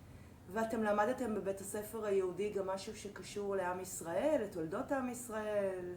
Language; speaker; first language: Hebrew; native; Hebrew